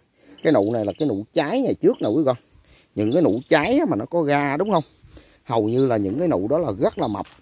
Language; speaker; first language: Vietnamese; native; Vietnamese